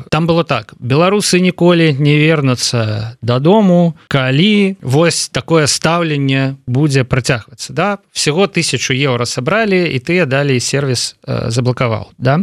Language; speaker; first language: Belarusian; non-native, local second language; Russian